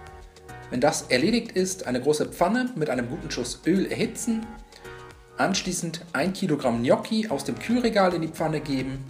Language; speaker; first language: German; native; German